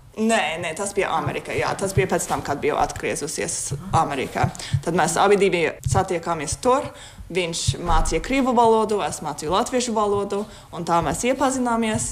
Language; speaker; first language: Latvian; non-native, fluent; English